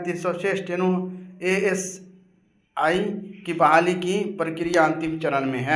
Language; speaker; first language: Hindi; native; Hindi